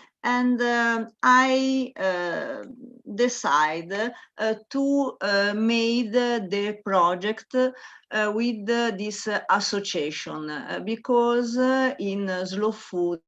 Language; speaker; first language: English; non-native, learner; Italian